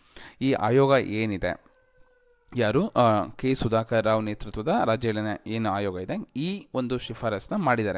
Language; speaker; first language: Kannada; native; Kannada